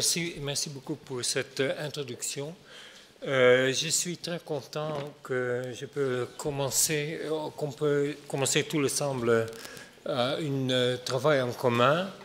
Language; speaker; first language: French; non-native, fluent; Dutch